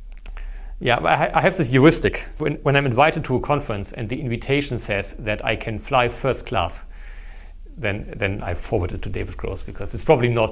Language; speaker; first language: English; non-native, fluent; German